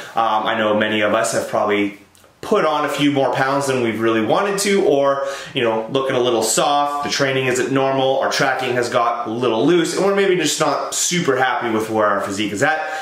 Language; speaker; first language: English; native; English